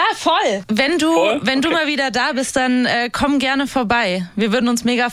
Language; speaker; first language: German; native; German